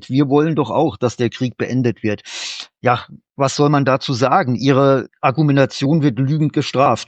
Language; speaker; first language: German; native; German